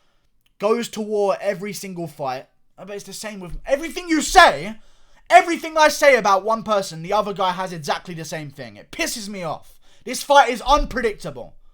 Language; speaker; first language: English; native; English